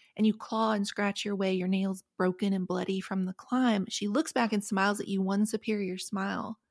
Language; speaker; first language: English; native; English